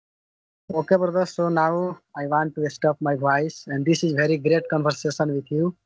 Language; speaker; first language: English; non-native, learner; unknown